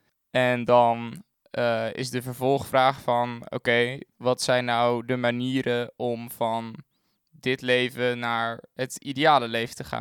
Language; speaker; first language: Dutch; native; Dutch